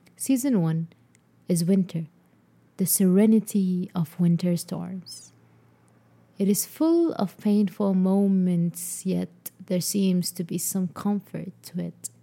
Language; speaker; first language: English; non-native, fluent; Arabic